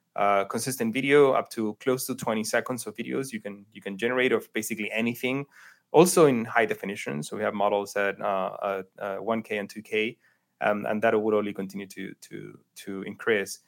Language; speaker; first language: English; non-native, fluent; Spanish